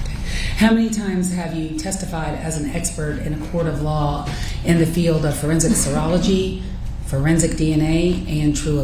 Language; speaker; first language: English; native; English